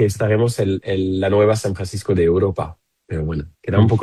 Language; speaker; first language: Spanish; non-native, fluent; French